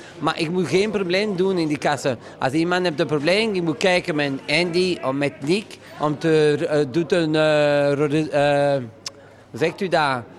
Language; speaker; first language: Dutch; non-native, local second language; French